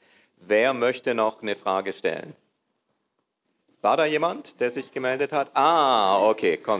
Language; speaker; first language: German; native; German